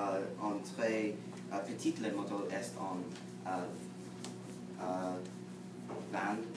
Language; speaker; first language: French; non-native, learner; English